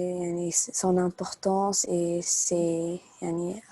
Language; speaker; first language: French; non-native, learner; Arabic